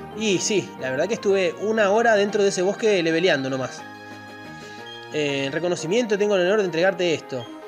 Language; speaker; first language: Spanish; native; Spanish